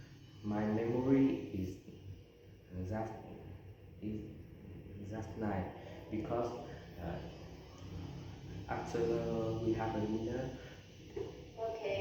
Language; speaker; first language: English; non-native, learner; Vietnamese